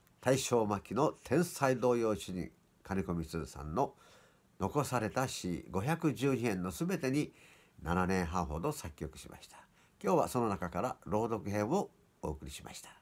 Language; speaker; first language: Japanese; native; Japanese